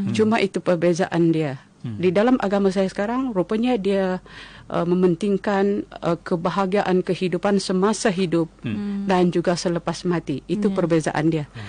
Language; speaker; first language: Malay; non-native, local second language; Central Dusun